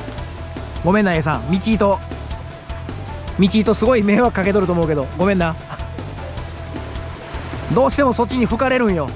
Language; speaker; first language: Japanese; native; Japanese